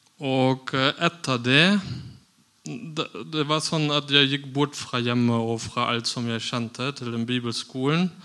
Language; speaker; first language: Norwegian; non-native, fluent; German